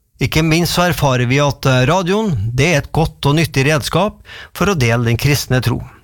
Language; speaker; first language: Norwegian; native; Norwegian